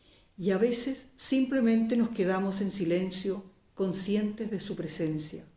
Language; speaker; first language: Spanish; native; Spanish